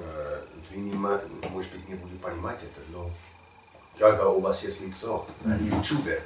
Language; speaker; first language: Russian; non-native, learner; English